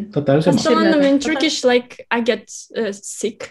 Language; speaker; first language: English; non-native, fluent; Kazakh